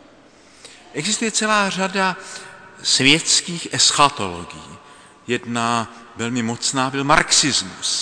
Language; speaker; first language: Czech; native; Czech